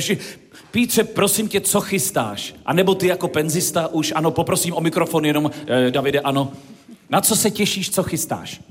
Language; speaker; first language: Czech; native; Czech